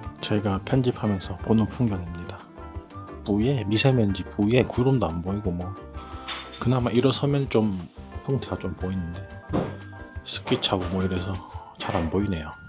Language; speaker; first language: Korean; native; Korean